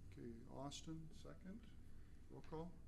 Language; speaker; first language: English; native; English